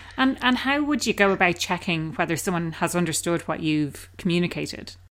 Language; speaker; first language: English; native; English